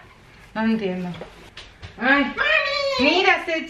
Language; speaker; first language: Spanish; native; Spanish